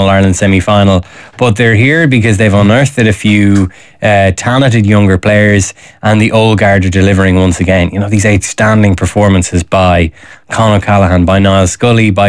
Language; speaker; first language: English; native; English